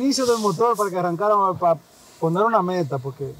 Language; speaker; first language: Spanish; native; Spanish